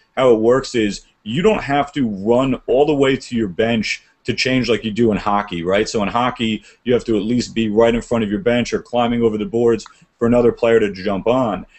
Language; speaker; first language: English; native; English